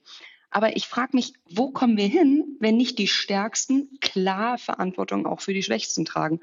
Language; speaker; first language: German; native; German